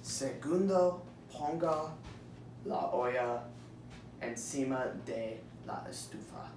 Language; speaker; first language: Spanish; non-native, learner; English